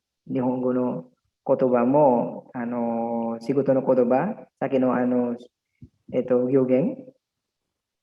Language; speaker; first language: Japanese; non-native, learner; Indonesian